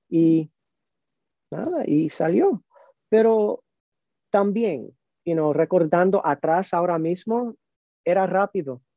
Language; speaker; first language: Spanish; early bilingual, heritage; Spanish